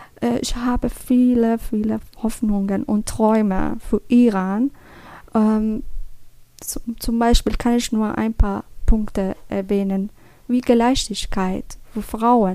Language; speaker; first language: German; non-native, learner; Persian